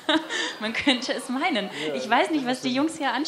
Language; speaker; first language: German; native; German